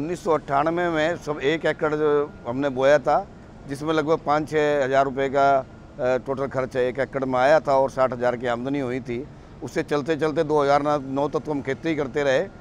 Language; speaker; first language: Hindi; native; Hindi